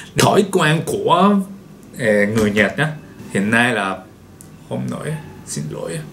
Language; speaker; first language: Vietnamese; non-native, learner; Japanese